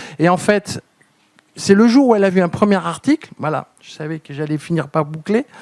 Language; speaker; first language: French; native; French